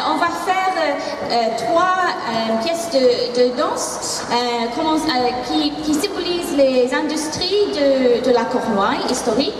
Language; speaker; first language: French; non-native, fluent; English